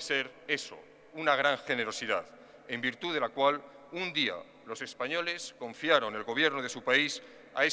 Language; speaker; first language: Spanish; native; Spanish